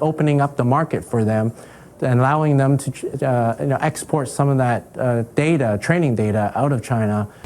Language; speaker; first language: English; native; English